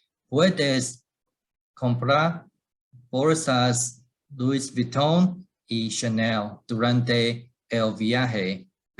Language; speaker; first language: Spanish; non-native, learner; Chinese